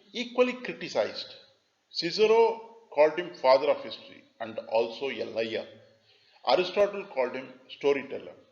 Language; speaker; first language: English; non-native, local second language; Tamil